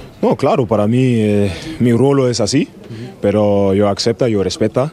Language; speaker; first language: Spanish; non-native, learner; German